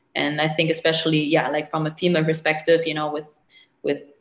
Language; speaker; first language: English; non-native, fluent; German